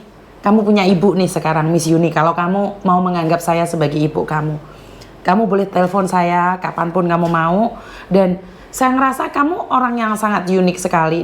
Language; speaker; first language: Indonesian; non-native, local second language; Javanese